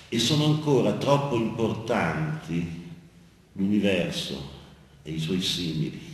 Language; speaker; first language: Italian; native; Italian